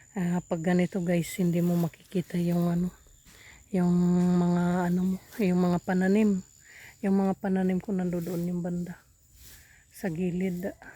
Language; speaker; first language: Filipino; non-native, local second language; Waray